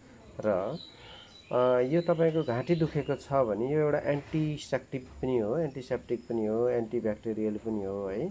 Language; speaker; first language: Nepali; native; Nepali